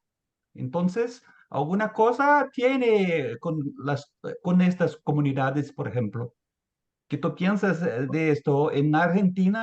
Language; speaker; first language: Spanish; non-native, fluent; Portuguese